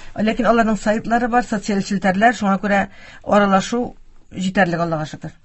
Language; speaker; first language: Tatar; native; Tatar